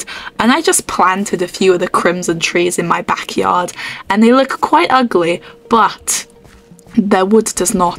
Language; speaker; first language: English; native; English